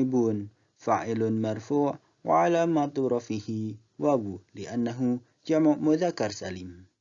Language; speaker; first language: Arabic; non-native, fluent; Indonesian